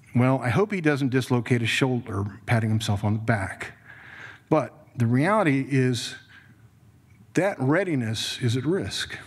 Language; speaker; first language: English; native; English